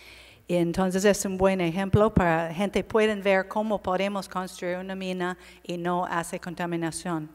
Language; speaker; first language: Spanish; non-native, learner; English